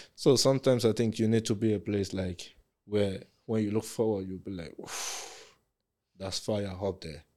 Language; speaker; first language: English; non-native, local second language; Yoruba